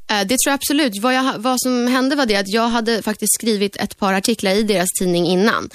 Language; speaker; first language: Swedish; native; Swedish